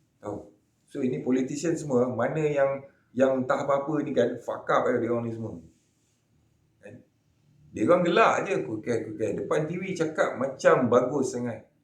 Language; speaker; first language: Malay; native; Malay